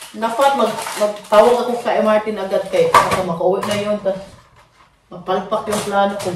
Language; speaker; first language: Filipino; non-native, local second language; Cebuano